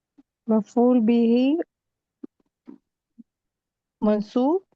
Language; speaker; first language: Arabic; non-native, learner; Urdu